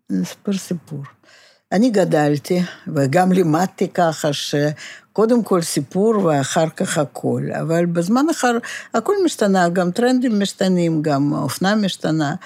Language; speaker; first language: Hebrew; non-native, fluent; Russian